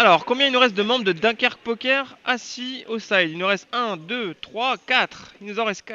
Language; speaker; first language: French; native; French